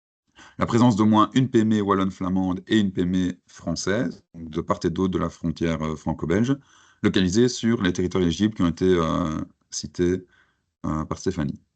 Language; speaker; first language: French; native; French